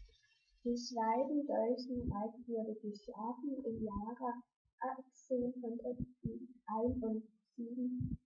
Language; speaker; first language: German; non-native, learner; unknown